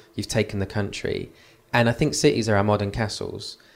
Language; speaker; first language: English; native; English